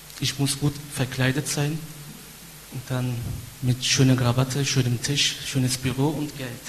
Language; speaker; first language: German; non-native, fluent; Turkish